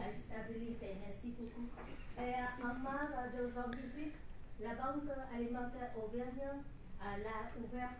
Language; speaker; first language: French; non-native, learner; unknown